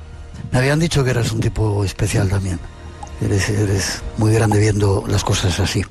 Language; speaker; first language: Spanish; native; Spanish